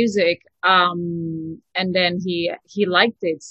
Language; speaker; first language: English; non-native, fluent; French